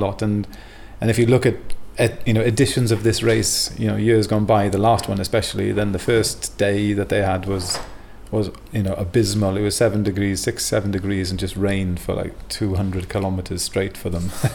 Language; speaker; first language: English; native; English